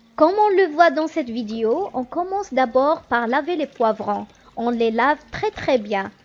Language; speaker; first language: French; non-native, local second language; Kabyle